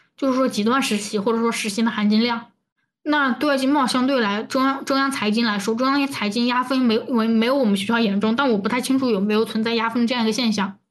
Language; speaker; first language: Chinese; native; Chinese